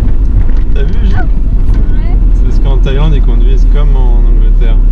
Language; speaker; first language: French; native; French